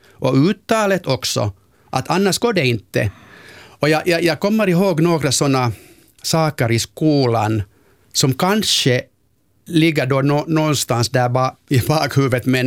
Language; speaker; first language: Swedish; non-native, local second language; Finnish